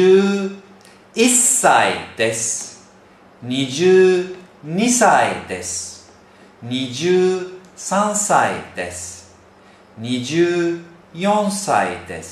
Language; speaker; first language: Japanese; non-native, fluent; Turkish